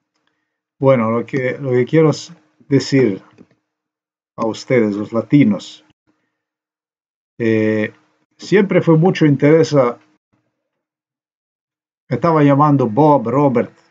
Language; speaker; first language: Spanish; non-native, learner; Slovenian